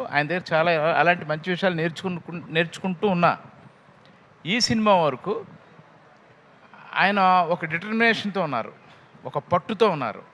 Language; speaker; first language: Telugu; native; Telugu